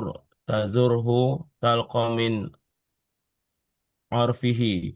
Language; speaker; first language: Arabic; non-native, learner; Indonesian